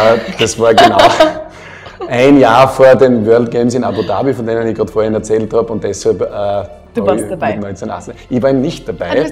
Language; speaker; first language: German; native; German